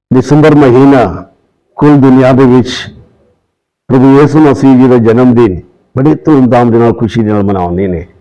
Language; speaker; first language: Punjabi; non-native, local second language; Malayalam